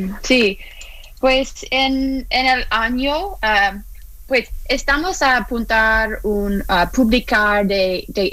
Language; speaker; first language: Spanish; non-native, learner; English